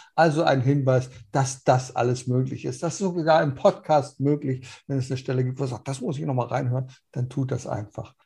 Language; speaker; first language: German; early bilingual, heritage; Danish